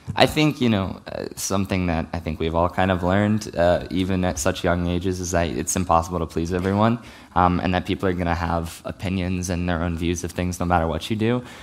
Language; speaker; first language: English; native; English